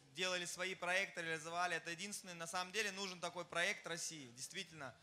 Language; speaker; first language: Russian; non-native, fluent; German